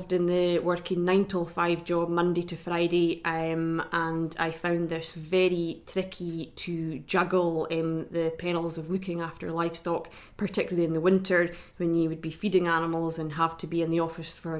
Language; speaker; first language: English; native; English